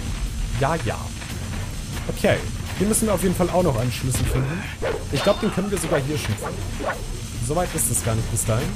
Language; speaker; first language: German; native; German